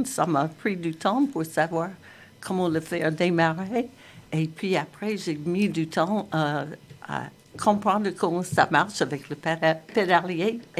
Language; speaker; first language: French; non-native, fluent; English